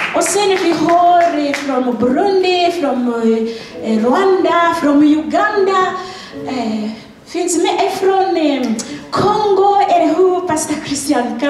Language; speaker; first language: Swedish; non-native, learner; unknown